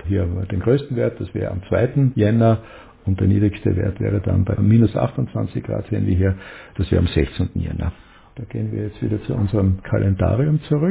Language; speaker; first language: German; native; German